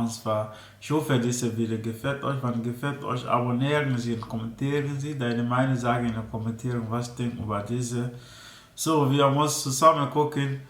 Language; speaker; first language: German; non-native, learner; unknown